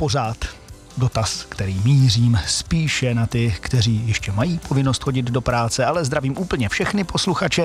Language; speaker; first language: Czech; native; Czech